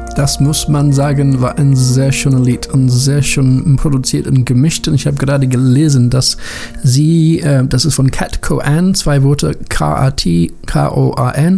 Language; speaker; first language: German; non-native, learner; English